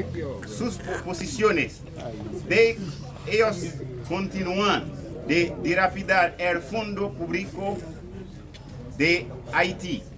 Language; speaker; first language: Spanish; non-native, fluent; Haitian Creole